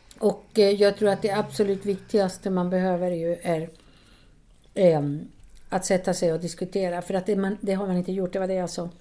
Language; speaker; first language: Swedish; non-native, fluent; Spanish